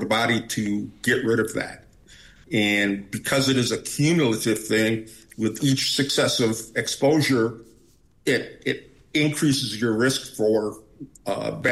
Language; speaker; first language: English; native; English